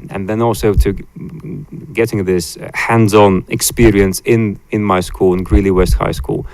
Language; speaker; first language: English; non-native, fluent; Latvian